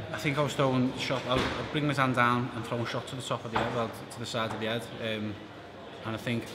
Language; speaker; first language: English; native; English